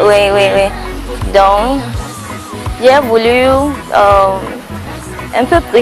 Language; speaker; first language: French; non-native, local second language; English